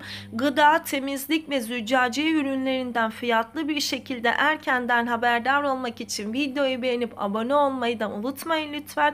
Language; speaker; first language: Turkish; native; Turkish